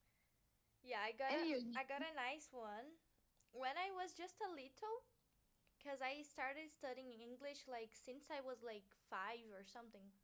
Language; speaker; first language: English; non-native, fluent; Portuguese